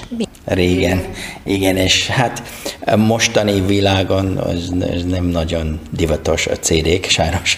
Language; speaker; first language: Hungarian; non-native, learner; English